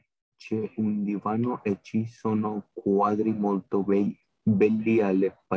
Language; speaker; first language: Italian; non-native, learner; Spanish